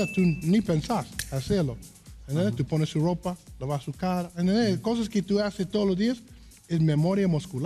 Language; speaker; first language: Spanish; non-native, learner; English